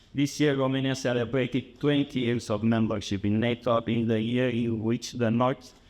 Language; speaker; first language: English; non-native, fluent; Romanian